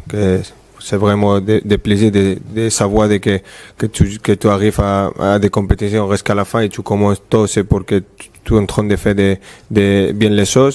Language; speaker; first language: French; non-native, fluent; Spanish